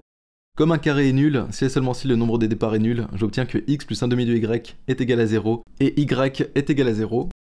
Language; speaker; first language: French; native; French